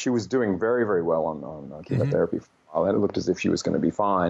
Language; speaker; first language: English; native; English